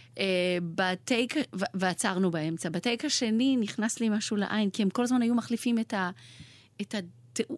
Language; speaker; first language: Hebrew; early bilingual, other home language; Persian